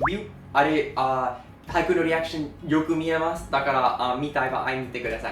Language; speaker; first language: Japanese; non-native, learner; English